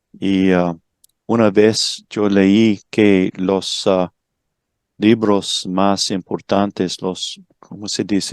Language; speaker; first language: Spanish; non-native, learner; English